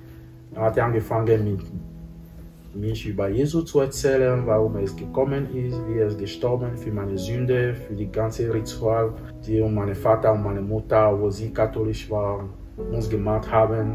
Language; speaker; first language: German; non-native, fluent; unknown